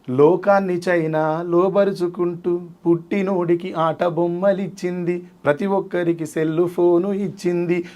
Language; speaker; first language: Telugu; native; Telugu